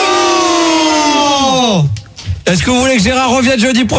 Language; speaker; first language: French; native; French